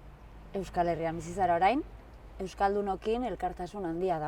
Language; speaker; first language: Basque; native; Basque